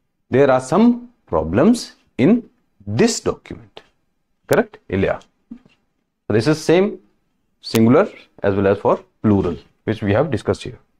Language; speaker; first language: English; non-native, local second language; Hindi